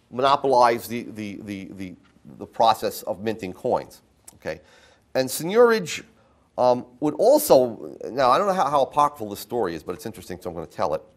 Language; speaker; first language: English; native; English